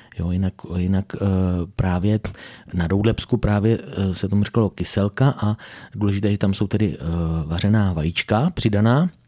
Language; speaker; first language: Czech; native; Czech